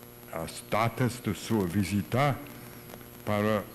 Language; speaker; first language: Portuguese; non-native, learner; English